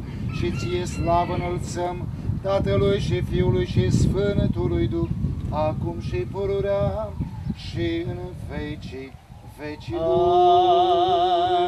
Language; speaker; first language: Romanian; native; Romanian